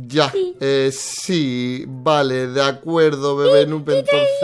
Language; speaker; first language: Spanish; native; Spanish